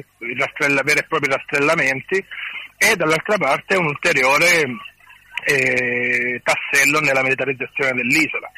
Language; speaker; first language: Italian; native; Italian